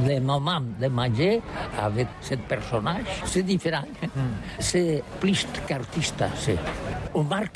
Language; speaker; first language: French; non-native, learner; Catalan